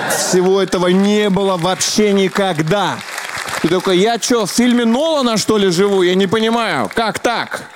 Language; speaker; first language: Russian; native; Russian